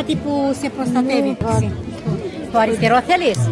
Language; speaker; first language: Greek; non-native, learner; Bulgarian